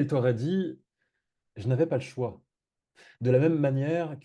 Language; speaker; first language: French; native; French